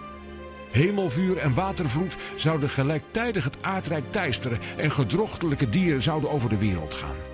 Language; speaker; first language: Dutch; native; Dutch